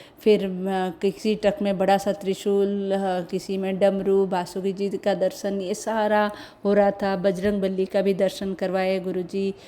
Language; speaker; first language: Hindi; non-native, local second language; Odia